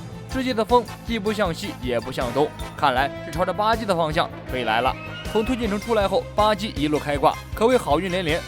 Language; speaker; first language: Chinese; native; Chinese